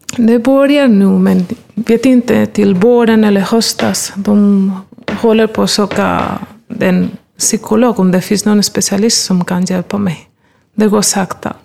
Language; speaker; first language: Swedish; non-native, fluent; Spanish